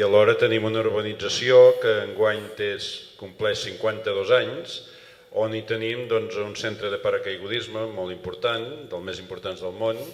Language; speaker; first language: Catalan; native; Catalan